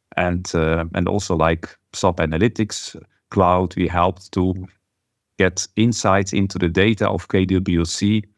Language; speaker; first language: English; non-native, fluent; Dutch